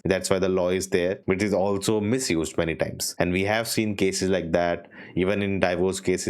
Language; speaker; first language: English; non-native, local second language; Hindi